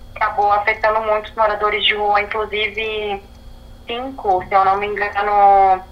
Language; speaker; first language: Portuguese; early bilingual, other home language; Arabic